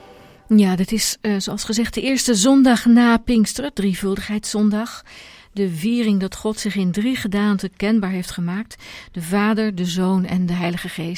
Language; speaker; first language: Dutch; native; Dutch